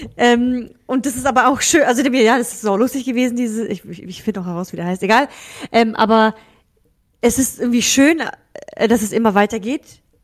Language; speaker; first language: German; early bilingual, other home language; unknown